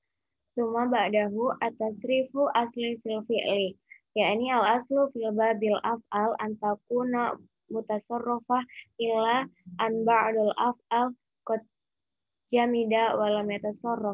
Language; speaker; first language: Arabic; non-native, learner; Indonesian